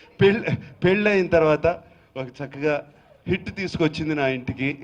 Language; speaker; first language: Telugu; native; Telugu